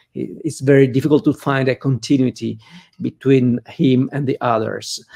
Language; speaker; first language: English; non-native, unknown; Italian